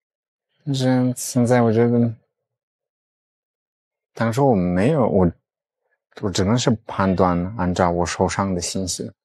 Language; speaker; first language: Chinese; early bilingual, heritage; Chinese